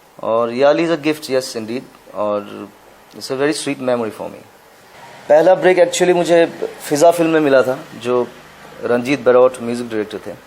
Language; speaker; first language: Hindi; non-native, local second language; Assamese